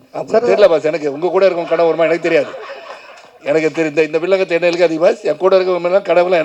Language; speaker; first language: Tamil; native; Tamil